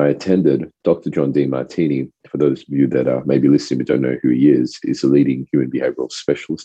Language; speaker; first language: English; non-native, local second language; French